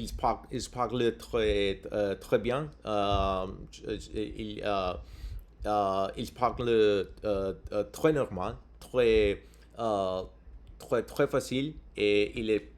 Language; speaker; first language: French; non-native, learner; English